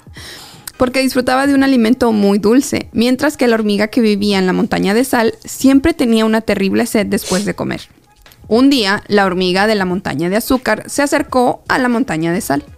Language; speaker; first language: Spanish; native; Spanish